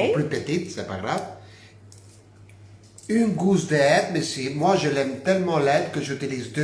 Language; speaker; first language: French; non-native, fluent; Spanish